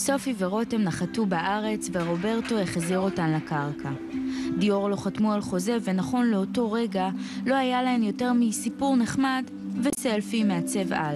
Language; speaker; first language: Hebrew; native; Hebrew